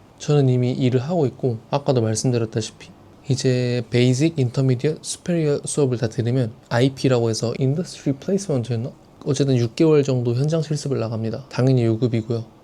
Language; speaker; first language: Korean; native; Korean